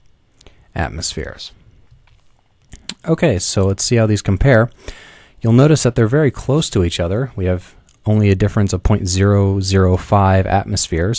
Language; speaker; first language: English; native; English